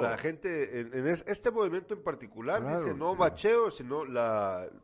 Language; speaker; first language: Spanish; native; Spanish